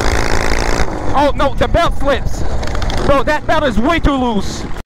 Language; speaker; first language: English; non-native, fluent; French